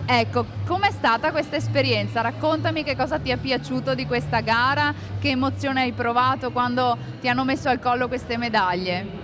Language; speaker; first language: Italian; native; Italian